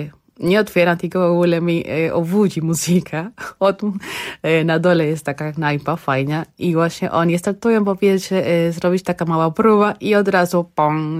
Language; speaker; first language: Polish; non-native, learner; Spanish